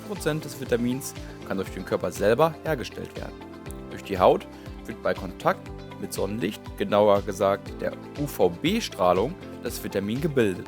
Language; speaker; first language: German; native; German